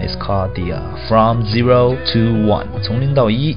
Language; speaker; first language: English; non-native, fluent; Chinese